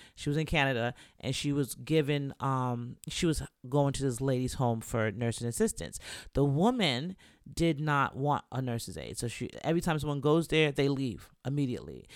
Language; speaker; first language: English; native; English